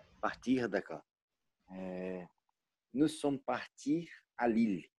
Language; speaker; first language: French; non-native, learner; Portuguese